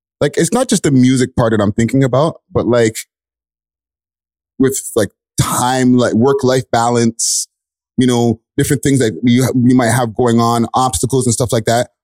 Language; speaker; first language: English; native; English